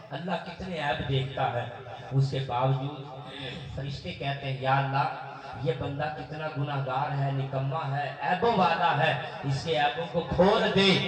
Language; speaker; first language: Urdu; non-native, local second language; Punjabi